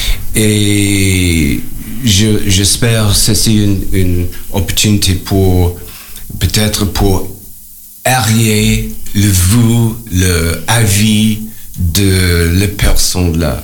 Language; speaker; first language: French; non-native, learner; English